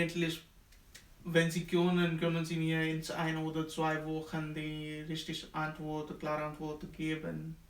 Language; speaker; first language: German; non-native, learner; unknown